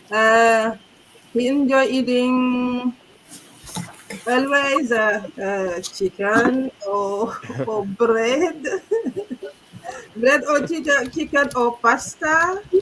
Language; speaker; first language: English; non-native, learner; French